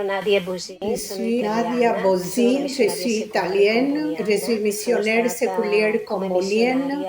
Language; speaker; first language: French; non-native, fluent; Italian